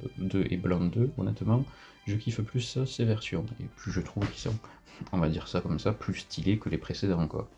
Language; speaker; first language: French; native; French